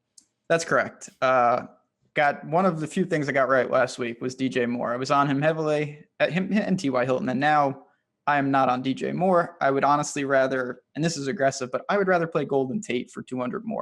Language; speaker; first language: English; native; English